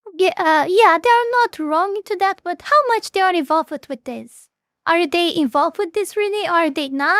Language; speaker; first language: English; non-native, fluent; Portuguese